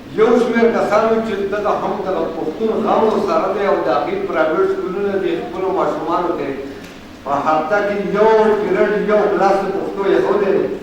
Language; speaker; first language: Pashto; non-native, local second language; Persian